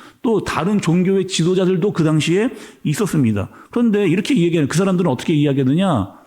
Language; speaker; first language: Korean; native; Korean